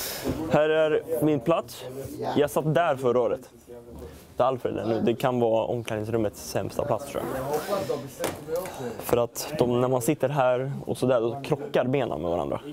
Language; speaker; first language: Swedish; native; Swedish